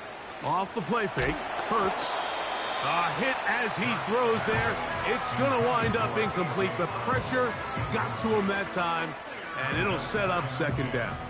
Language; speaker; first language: English; native; English